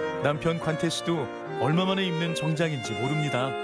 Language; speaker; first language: Korean; native; Korean